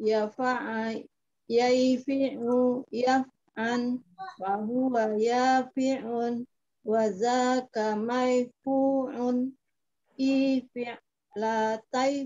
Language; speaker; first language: Arabic; non-native, learner; Indonesian